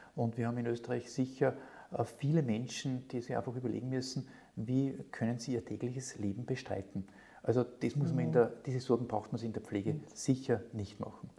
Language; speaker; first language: German; native; German